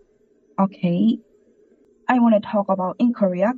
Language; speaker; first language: English; non-native, learner; Korean